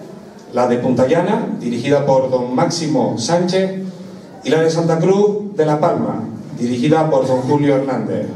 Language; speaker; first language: Spanish; native; Spanish